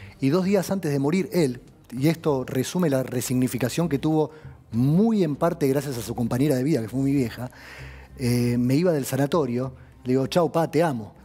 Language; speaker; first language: Spanish; native; Spanish